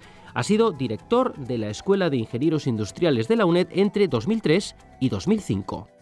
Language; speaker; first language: Spanish; native; Spanish